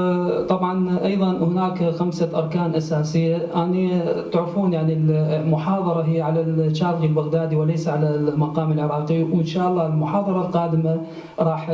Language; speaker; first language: Arabic; native; Arabic